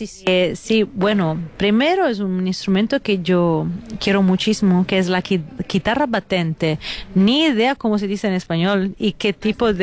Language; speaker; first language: Spanish; non-native, fluent; Italian